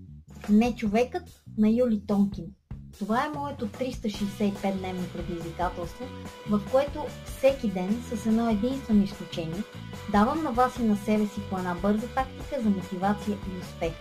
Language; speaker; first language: Bulgarian; native; Bulgarian